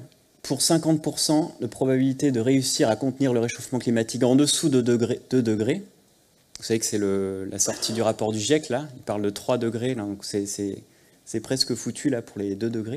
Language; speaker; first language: French; native; French